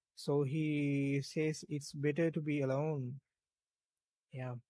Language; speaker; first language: English; non-native, local second language; Sinhala